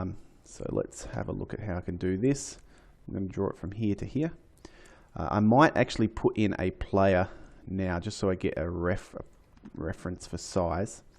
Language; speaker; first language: English; native; English